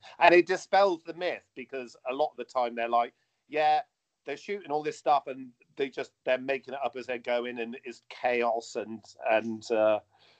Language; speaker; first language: English; native; English